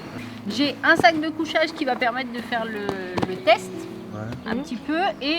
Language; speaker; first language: French; native; French